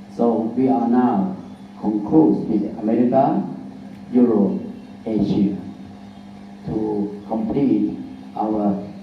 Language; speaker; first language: English; non-native, fluent; Thai